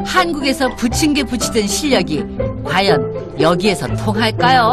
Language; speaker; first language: Korean; native; Korean